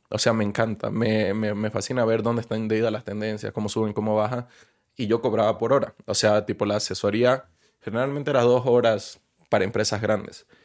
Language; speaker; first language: Spanish; native; Spanish